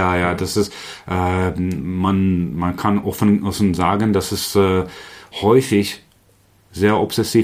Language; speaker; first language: German; non-native, fluent; Czech